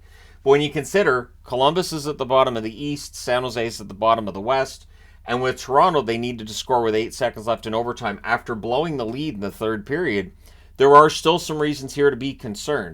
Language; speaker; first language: English; native; English